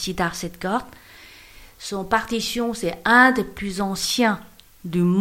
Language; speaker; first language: French; non-native, learner; Chinese